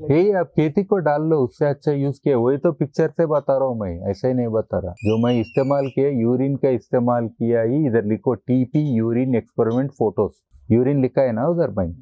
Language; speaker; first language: Hindi; non-native, local second language; Telugu